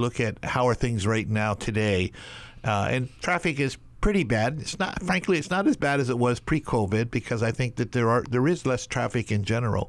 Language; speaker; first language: English; native; English